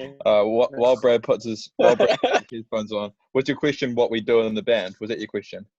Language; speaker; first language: English; native; English